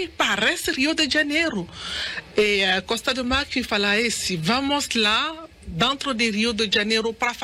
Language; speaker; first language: Portuguese; non-native, learner; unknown